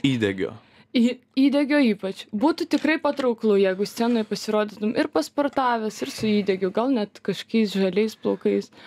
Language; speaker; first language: Lithuanian; native; Lithuanian